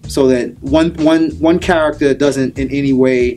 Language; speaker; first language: English; native; English